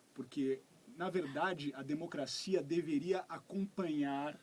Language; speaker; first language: Portuguese; native; Portuguese